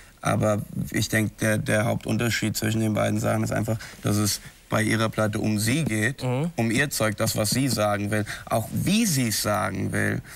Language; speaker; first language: German; native; German